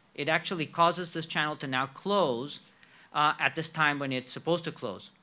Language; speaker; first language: English; non-native, fluent; Spanish